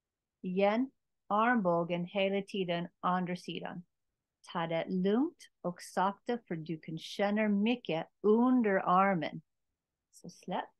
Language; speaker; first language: Swedish; non-native, learner; English